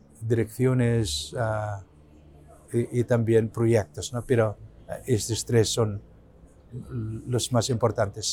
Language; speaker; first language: Spanish; non-native, learner; Cebuano